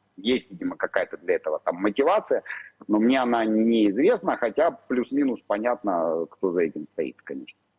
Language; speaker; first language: Russian; native; Russian